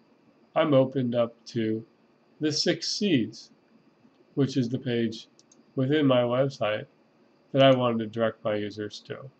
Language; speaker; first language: English; native; English